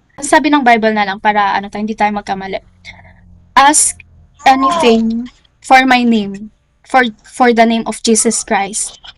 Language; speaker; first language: Filipino; native; Filipino